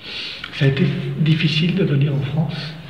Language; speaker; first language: French; native; French